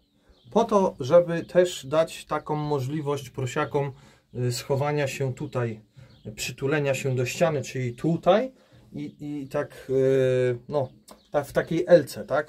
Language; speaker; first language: Polish; native; Polish